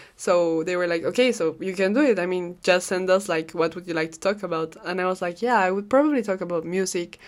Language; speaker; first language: English; non-native, fluent; Spanish